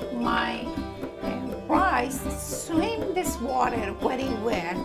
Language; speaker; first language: English; non-native, learner; Persian